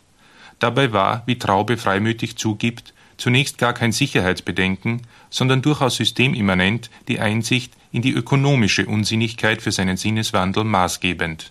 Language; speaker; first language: German; native; German